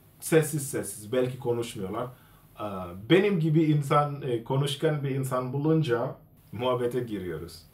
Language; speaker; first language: Turkish; non-native, fluent; Swahili